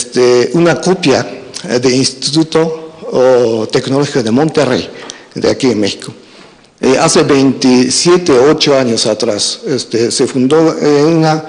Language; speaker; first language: Spanish; non-native, fluent; Japanese